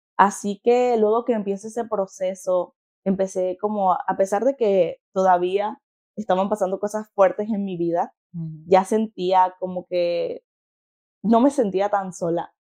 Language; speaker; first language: Spanish; native; Spanish